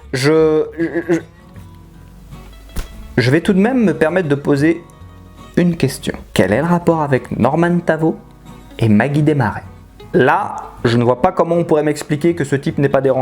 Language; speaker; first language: French; native; French